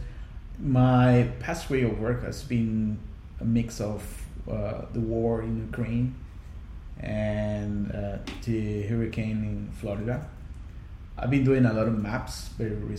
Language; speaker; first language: English; non-native, fluent; Spanish